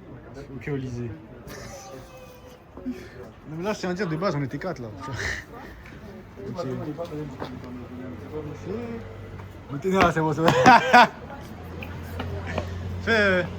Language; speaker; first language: French; native; French